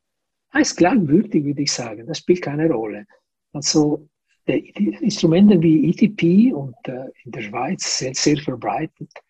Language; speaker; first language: German; non-native, fluent; Italian